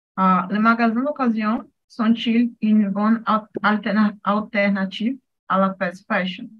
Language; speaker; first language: French; non-native, fluent; Portuguese